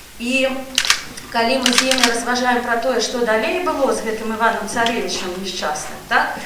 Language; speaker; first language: Belarusian; non-native, local second language; Russian